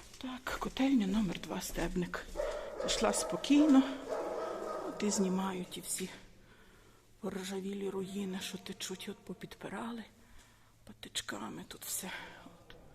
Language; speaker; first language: Ukrainian; native; Ukrainian